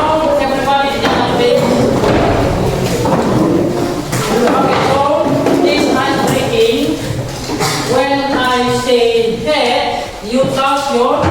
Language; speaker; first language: English; non-native, learner; Indonesian